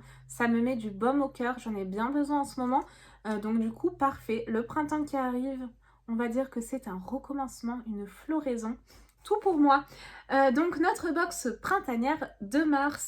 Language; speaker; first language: French; native; French